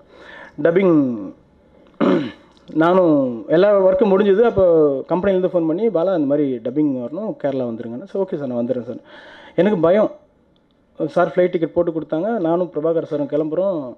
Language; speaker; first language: Tamil; native; Tamil